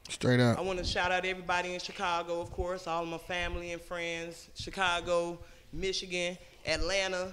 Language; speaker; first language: English; native; English